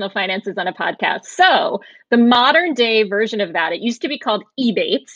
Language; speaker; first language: English; native; English